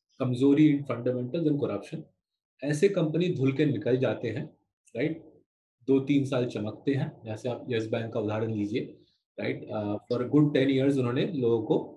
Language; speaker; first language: Hindi; non-native, local second language; Bangla